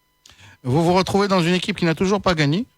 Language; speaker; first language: French; native; French